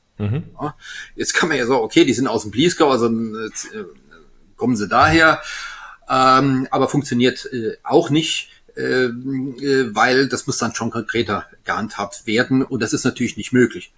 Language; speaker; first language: German; non-native, local second language; French